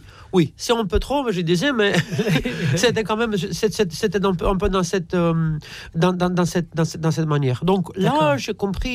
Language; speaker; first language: French; non-native, fluent; Romanian